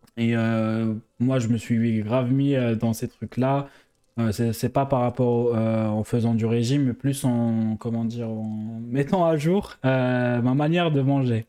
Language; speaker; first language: French; non-native, local second language; Arabic